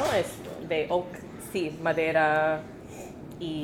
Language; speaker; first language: Spanish; non-native, learner; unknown